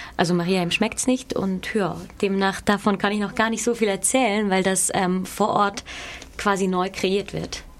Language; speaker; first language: German; native; German